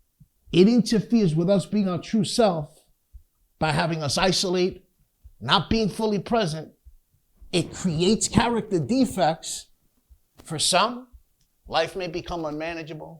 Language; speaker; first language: English; native; English